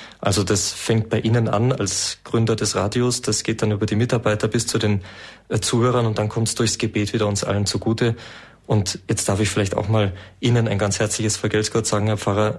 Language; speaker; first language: German; native; German